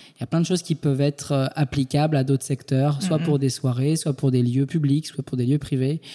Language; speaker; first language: French; native; French